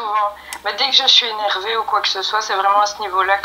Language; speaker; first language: French; native; French